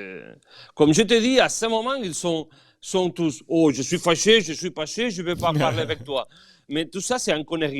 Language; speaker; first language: French; non-native, fluent; Catalan